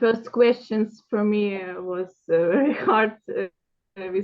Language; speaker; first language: English; non-native, learner; Russian